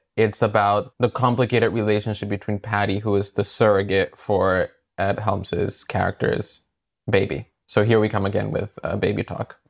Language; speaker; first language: English; non-native, fluent; Spanish